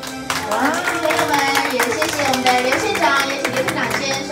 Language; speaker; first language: Chinese; native; Chinese